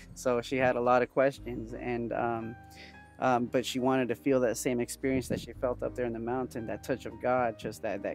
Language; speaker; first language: English; early bilingual, other home language; Spanish